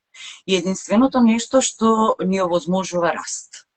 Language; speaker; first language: Macedonian; native; Macedonian